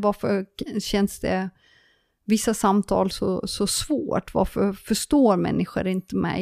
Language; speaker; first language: Swedish; non-native, fluent; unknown